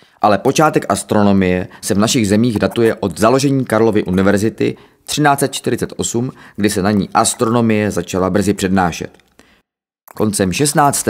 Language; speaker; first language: Czech; native; Czech